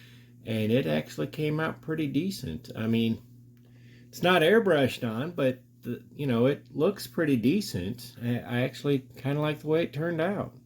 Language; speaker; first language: English; native; English